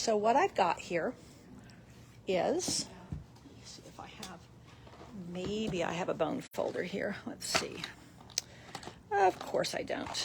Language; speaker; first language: English; native; English